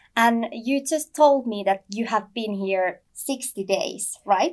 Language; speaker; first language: English; non-native, fluent; Finnish